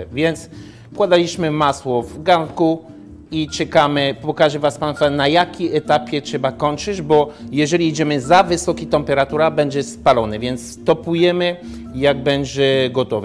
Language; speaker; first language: Polish; non-native, learner; French